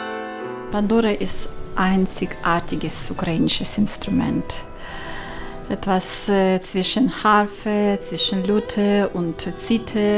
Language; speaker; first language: German; non-native, learner; Ukrainian